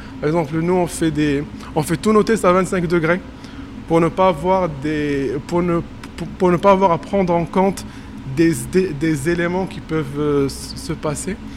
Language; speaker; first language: French; non-native, local second language; Arabic